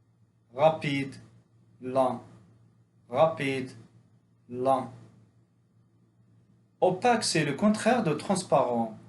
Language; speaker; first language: French; non-native, fluent; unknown